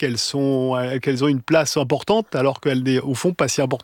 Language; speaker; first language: French; native; French